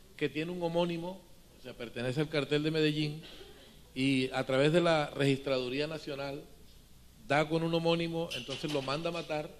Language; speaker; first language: Spanish; native; Spanish